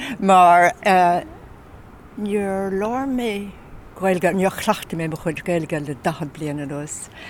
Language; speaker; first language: Irish; native; Irish